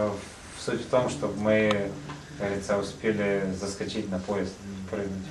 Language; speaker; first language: Russian; native; Russian